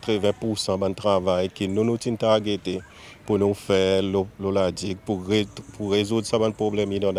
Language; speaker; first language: French; non-native, local second language; Seselwa Creole French